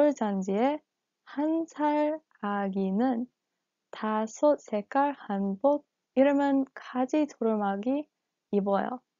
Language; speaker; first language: Korean; non-native, learner; English